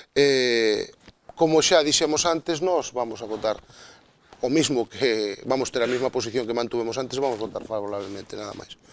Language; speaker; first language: Galician; non-native, local second language; Spanish